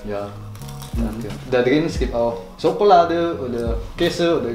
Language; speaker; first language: German; non-native, learner; Indonesian